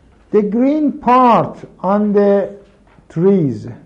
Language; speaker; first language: English; non-native, fluent; Persian